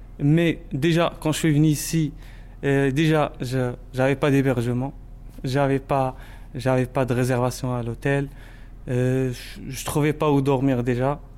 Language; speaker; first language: French; non-native, local second language; Arabic